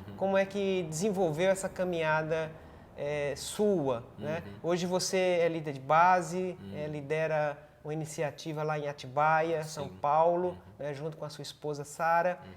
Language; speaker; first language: Portuguese; native; Portuguese